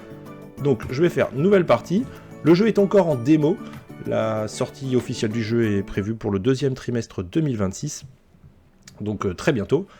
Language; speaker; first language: French; native; French